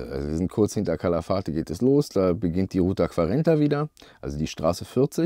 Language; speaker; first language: German; native; German